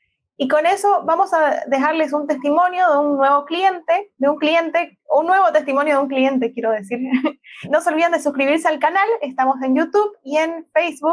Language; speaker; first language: Spanish; native; Spanish